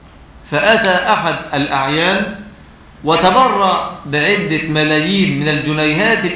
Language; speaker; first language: Arabic; native; Arabic